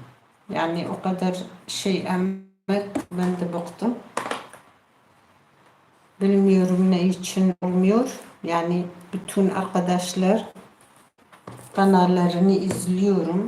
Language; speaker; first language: Turkish; non-native, local second language; Kurdish